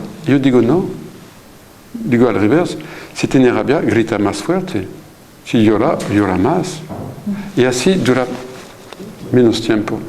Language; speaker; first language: Spanish; non-native, fluent; French